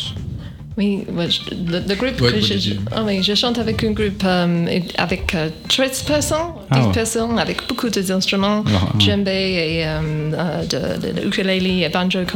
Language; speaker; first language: French; non-native, learner; English